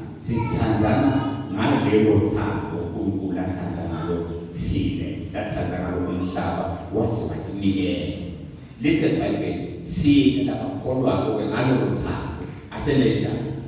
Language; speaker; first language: Zulu; non-native, local second language; Swati